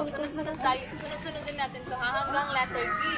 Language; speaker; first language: Filipino; native; Filipino